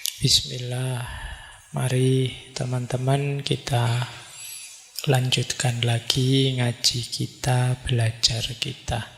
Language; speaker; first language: Indonesian; native; Indonesian